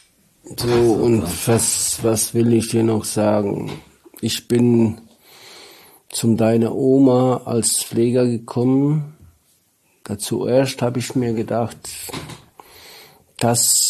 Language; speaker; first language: German; non-native, learner; Polish